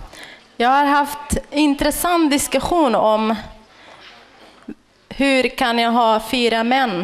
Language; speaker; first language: Swedish; non-native, fluent; Kurdish